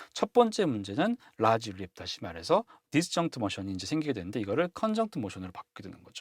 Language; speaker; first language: Korean; native; Korean